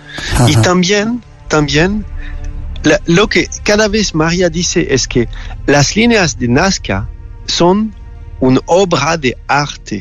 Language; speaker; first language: Spanish; non-native, fluent; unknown